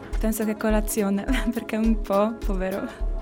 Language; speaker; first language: Italian; non-native, learner; Polish